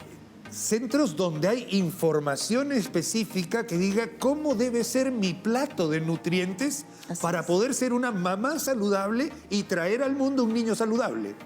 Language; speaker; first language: Spanish; native; Spanish